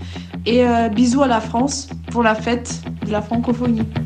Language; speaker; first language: French; non-native, fluent; Ukrainian